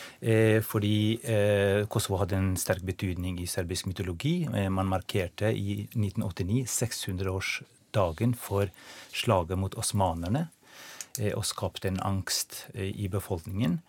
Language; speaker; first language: Norwegian; non-native, fluent; Albanian